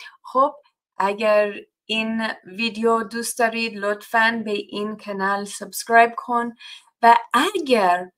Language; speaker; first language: Persian; non-native, fluent; English